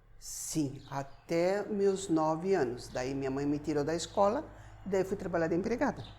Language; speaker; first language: Portuguese; native; Portuguese